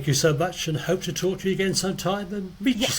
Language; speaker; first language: English; native; English